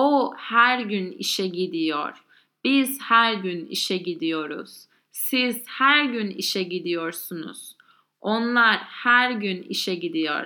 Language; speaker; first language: Turkish; non-native, learner; English